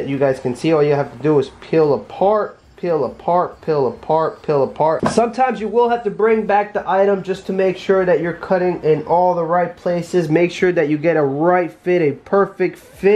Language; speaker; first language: English; native; English